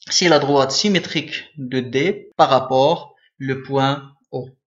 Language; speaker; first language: French; non-native, local second language; Arabic